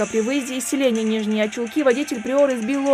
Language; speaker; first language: Russian; native; Russian